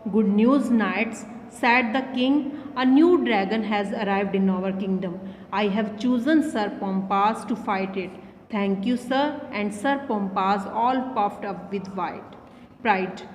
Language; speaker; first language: English; non-native, local second language; Hindi